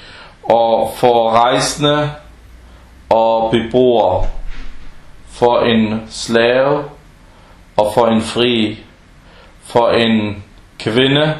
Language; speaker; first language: Danish; early bilingual, other home language; Arabic